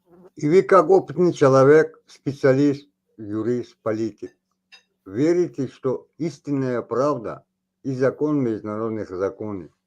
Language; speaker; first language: Russian; non-native, local second language; Tajik